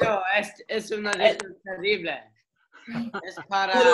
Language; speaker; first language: Spanish; non-native, learner; English